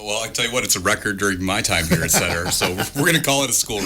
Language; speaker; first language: English; native; English